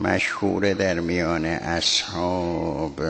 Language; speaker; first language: Persian; native; Persian